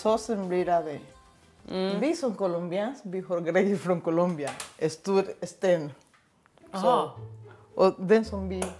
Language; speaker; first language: Swedish; non-native, learner; Spanish